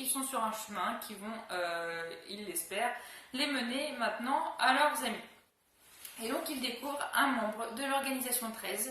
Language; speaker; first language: French; native; French